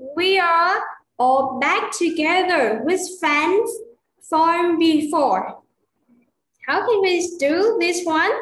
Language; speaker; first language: English; non-native, fluent; Vietnamese